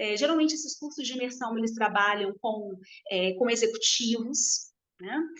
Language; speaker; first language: Portuguese; native; Portuguese